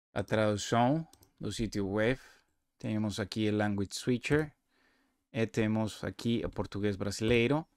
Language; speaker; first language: Portuguese; non-native, learner; Spanish